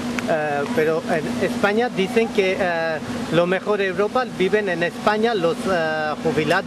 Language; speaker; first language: Spanish; non-native, fluent; Russian